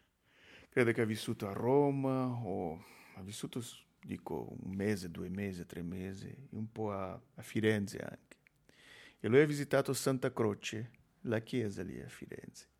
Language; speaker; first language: Italian; non-native, fluent; Portuguese